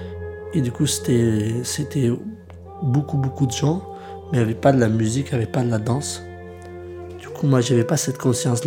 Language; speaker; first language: French; early bilingual, other home language; Kurdish